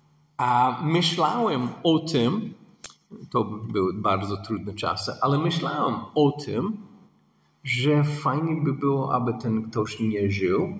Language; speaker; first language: Polish; non-native, fluent; English